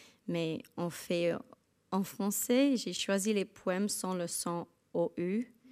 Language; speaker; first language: French; non-native, learner; English